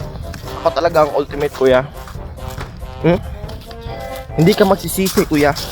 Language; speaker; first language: Filipino; non-native, local second language; Cebuano